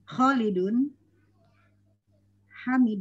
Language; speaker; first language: Arabic; non-native, learner; Indonesian